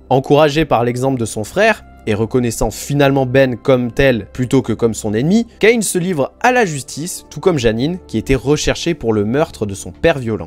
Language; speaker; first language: French; native; French